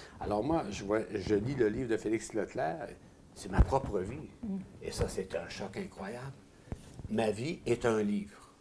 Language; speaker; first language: French; native; French